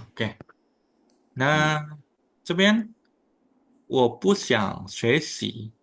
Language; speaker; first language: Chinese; non-native, fluent; Indonesian